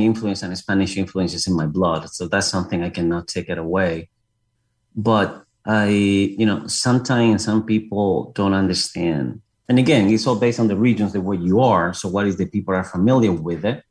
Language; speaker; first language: English; non-native, fluent; Spanish